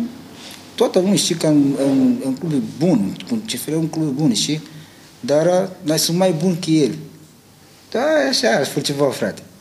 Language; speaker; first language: Romanian; non-native, learner; Portuguese